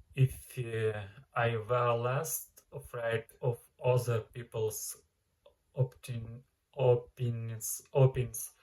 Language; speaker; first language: English; non-native, learner; Ukrainian